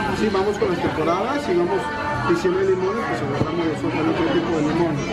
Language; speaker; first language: Spanish; native; Spanish